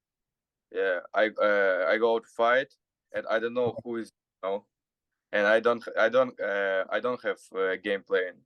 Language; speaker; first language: English; non-native, learner; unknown